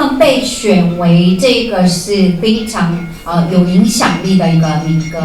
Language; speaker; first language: Chinese; native; Chinese